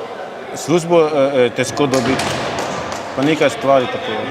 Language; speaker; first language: Slovenian; non-native, learner; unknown